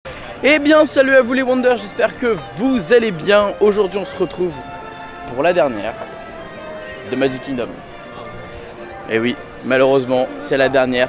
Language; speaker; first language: French; native; French